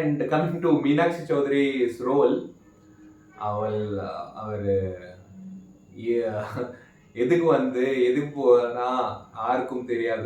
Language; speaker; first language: Tamil; non-native, learner; Malayalam